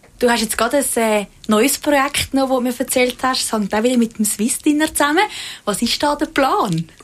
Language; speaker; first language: German; native; German